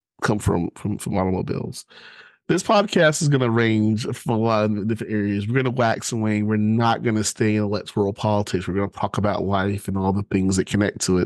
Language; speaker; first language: English; native; English